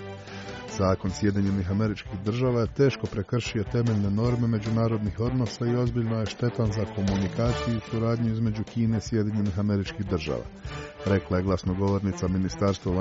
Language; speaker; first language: Croatian; native; Croatian